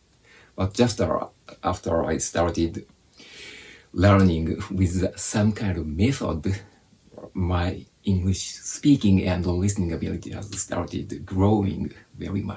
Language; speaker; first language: English; non-native, fluent; Japanese